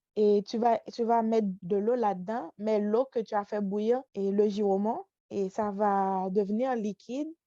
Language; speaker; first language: French; non-native, local second language; Haitian Creole